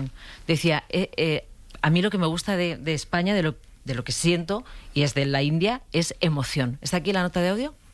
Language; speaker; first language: Spanish; native; Spanish